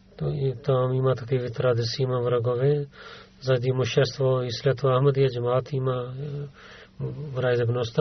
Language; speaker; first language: Bulgarian; non-native, learner; Urdu